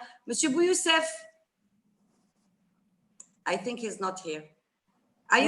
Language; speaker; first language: English; non-native, fluent; Arabic